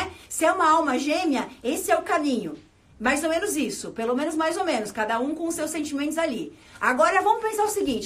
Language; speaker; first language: Portuguese; native; Portuguese